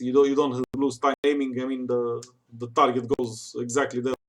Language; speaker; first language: English; non-native, fluent; Romanian